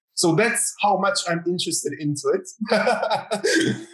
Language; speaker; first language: English; non-native, fluent; Croatian